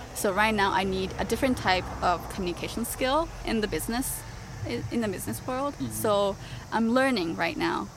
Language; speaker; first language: English; non-native, fluent; Japanese